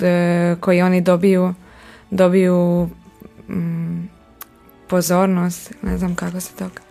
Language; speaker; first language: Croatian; non-native, local second language; Hungarian